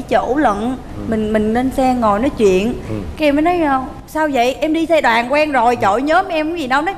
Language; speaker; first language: Vietnamese; native; Vietnamese